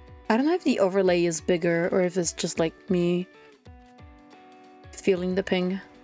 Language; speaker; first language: English; non-native, fluent; Italian